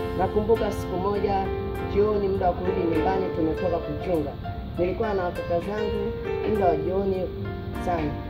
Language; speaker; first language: Swahili; non-native, local second language; Masai